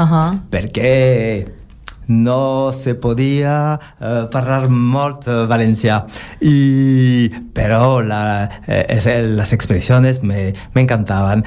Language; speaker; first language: Catalan; non-native, learner; French